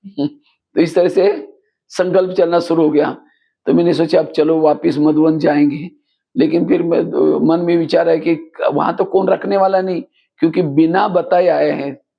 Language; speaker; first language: Hindi; non-native, local second language; Marathi